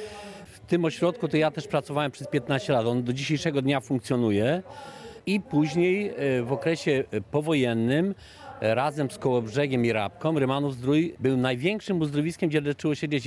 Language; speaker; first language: Polish; native; Polish